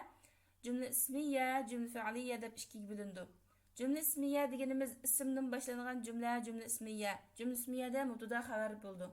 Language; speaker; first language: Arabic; non-native, fluent; Uyghur